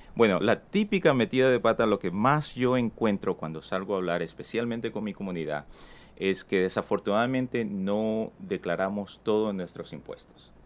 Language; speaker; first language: Spanish; native; Spanish